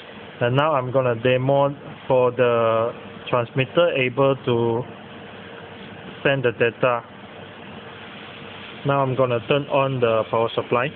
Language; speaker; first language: English; non-native, local second language; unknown